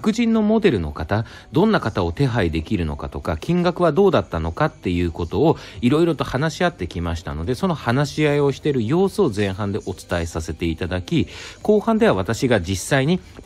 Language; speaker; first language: Japanese; native; Japanese